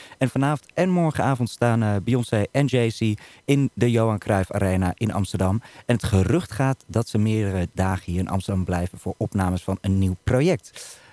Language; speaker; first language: Dutch; native; Dutch